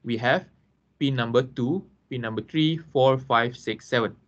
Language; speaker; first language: English; non-native, local second language; Malay